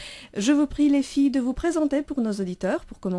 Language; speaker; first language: French; non-native, fluent; Romanian